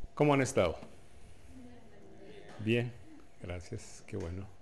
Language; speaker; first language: Spanish; native; Spanish